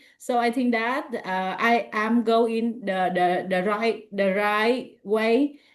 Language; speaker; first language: English; non-native, learner; Vietnamese